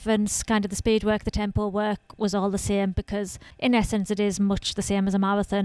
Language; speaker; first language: English; native; English